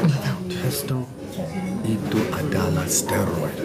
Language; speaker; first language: Indonesian; non-native, learner; English